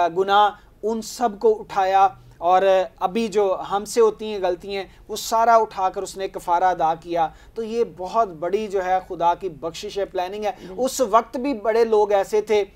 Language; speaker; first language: Urdu; non-native, local second language; Punjabi